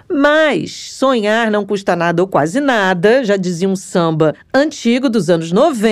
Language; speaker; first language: Portuguese; native; Portuguese